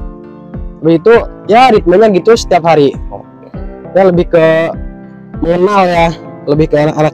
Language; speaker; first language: Indonesian; native; Indonesian